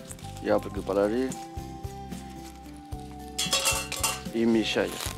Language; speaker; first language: Russian; non-native, learner; Chinese